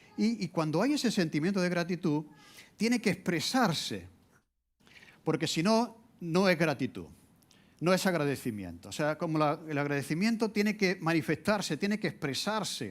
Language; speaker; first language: Spanish; native; Spanish